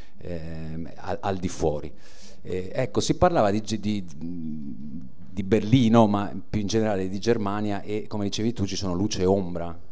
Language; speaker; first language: Italian; native; Italian